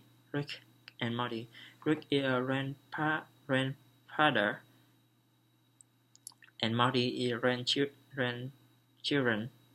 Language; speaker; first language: English; non-native, learner; Vietnamese